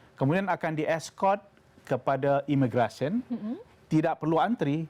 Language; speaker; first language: Malay; native; Malay